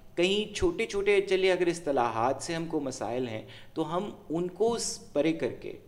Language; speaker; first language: Urdu; non-native, local second language; Punjabi